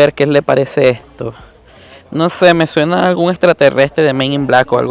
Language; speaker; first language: Spanish; native; Spanish